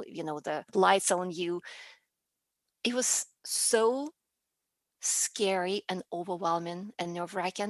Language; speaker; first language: English; non-native, fluent; Russian